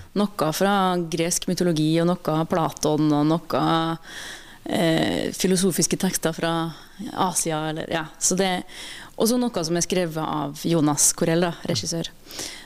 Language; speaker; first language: Norwegian; native; Norwegian